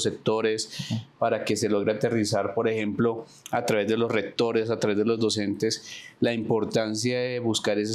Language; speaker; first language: Spanish; native; Spanish